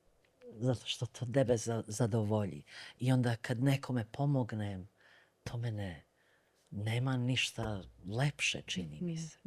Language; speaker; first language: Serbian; early bilingual, other home language; Bosnian